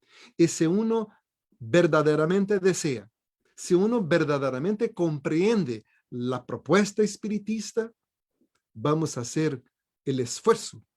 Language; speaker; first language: Spanish; non-native, fluent; Portuguese